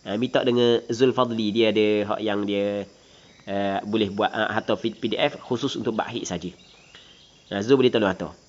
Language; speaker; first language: Malay; native; Malay